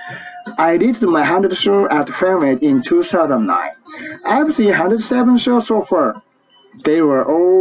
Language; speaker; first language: English; non-native, learner; Japanese